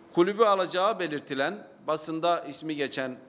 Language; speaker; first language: Turkish; native; Turkish